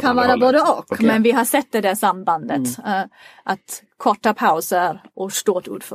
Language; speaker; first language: Swedish; non-native, fluent; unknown